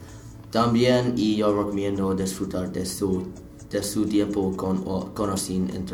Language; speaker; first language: Spanish; non-native, learner; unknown